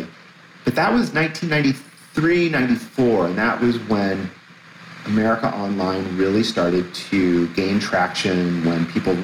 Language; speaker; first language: English; native; English